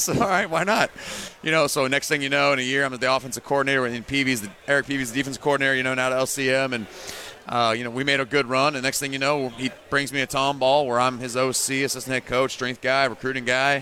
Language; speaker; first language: English; native; English